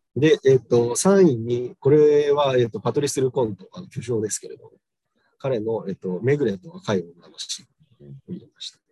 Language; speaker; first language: Japanese; native; Japanese